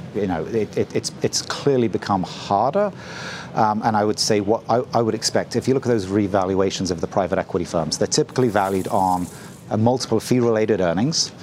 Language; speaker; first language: English; native; English